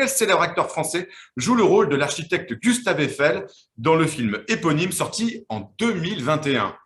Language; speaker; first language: French; native; French